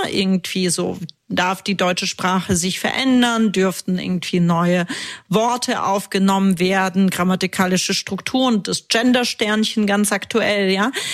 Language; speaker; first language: German; early bilingual, other home language; Russian